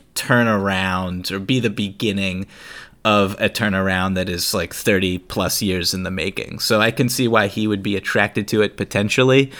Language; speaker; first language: English; native; English